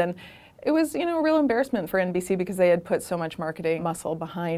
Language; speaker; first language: English; native; English